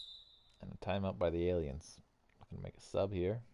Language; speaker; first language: English; native; English